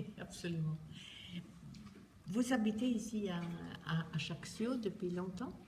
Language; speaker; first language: French; non-native, fluent; Swedish